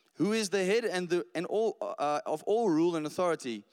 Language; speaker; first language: English; non-native, local second language; Afrikaans